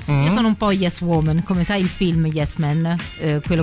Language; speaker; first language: Italian; native; Italian